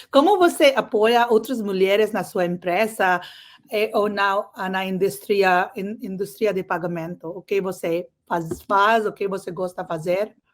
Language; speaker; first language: Portuguese; non-native, learner; English